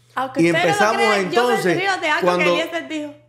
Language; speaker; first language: Spanish; native; Spanish